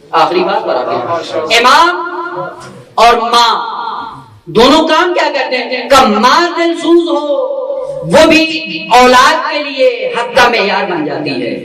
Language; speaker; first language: Urdu; non-native, local second language; Punjabi